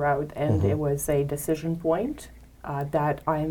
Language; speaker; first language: English; non-native, fluent; Romanian